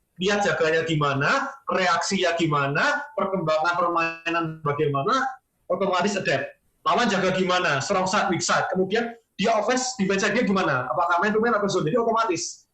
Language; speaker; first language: Indonesian; native; Indonesian